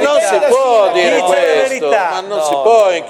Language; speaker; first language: Italian; native; Italian